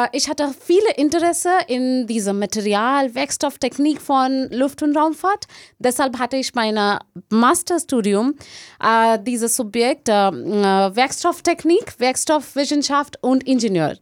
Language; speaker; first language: German; non-native, learner; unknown